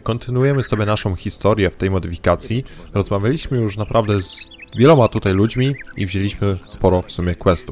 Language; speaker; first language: Polish; native; Polish